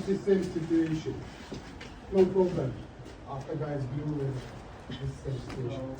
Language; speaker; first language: English; non-native, learner; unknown